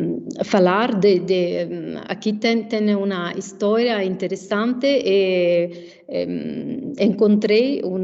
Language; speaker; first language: Portuguese; non-native, fluent; Italian